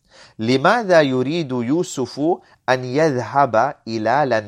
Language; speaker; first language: Arabic; non-native, fluent; English